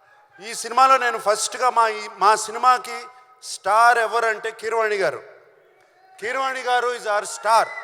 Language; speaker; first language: Telugu; native; Telugu